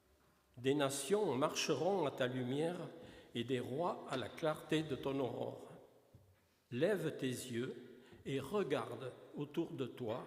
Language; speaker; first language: French; native; French